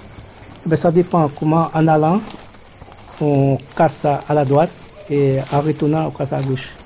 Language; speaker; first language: French; non-native, local second language; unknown